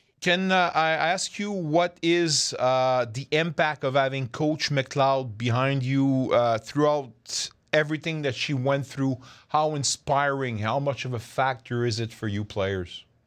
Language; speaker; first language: English; non-native, fluent; French